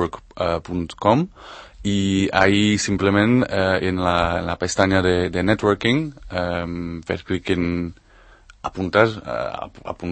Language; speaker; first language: Catalan; non-native, fluent; Spanish